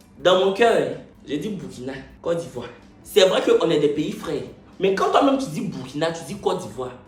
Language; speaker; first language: French; native; French